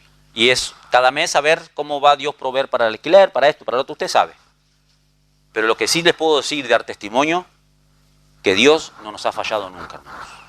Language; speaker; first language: Spanish; native; Spanish